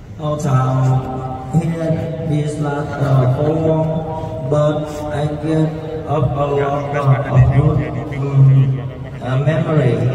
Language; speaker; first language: English; non-native, learner; Vietnamese